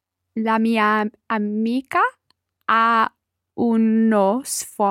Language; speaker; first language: Italian; non-native, learner; English